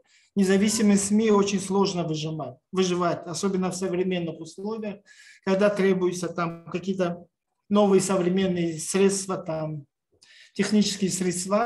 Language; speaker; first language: Russian; non-native, local second language; Tajik